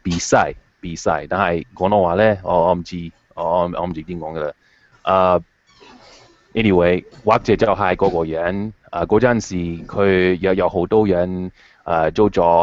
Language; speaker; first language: Chinese; non-native, fluent; English